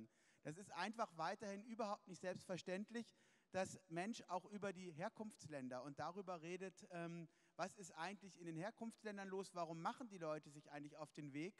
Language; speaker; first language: German; native; German